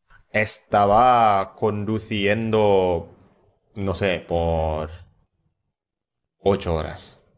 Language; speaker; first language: Spanish; non-native, fluent; Indonesian